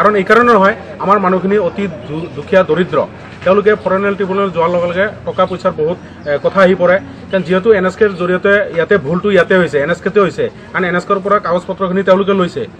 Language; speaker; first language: Assamese; non-native, local second language; Bangla